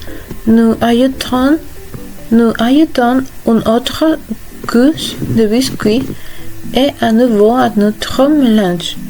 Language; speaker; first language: French; non-native, learner; Spanish